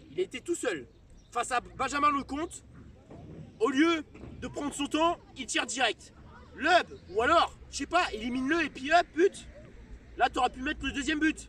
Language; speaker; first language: French; native; French